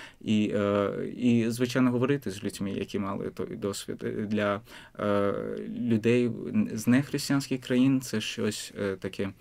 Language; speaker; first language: Ukrainian; non-native, fluent; Azerbaijani